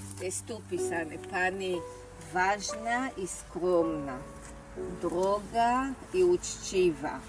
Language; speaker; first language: Polish; early bilingual, heritage; Hebrew